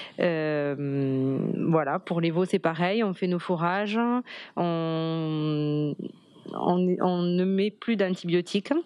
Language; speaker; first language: French; native; French